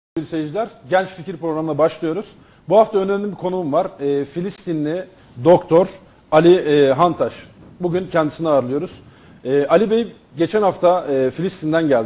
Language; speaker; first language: Turkish; native; Turkish